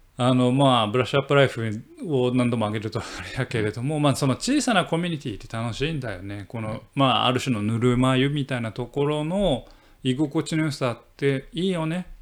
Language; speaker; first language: Japanese; native; Japanese